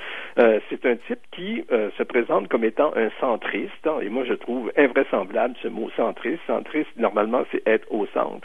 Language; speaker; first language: French; native; French